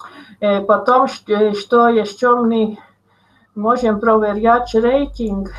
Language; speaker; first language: Russian; non-native, local second language; Latvian